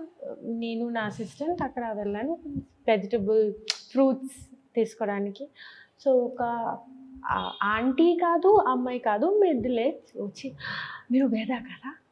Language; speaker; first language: Telugu; non-native, fluent; Bangla